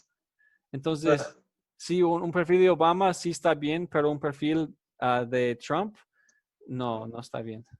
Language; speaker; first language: Spanish; non-native, fluent; English